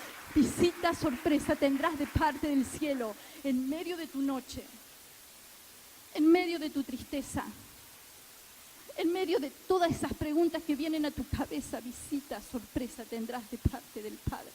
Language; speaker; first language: Spanish; native; Spanish